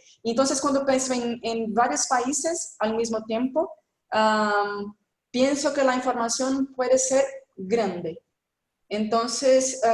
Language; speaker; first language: Spanish; non-native, fluent; Portuguese